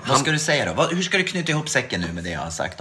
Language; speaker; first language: Swedish; native; Swedish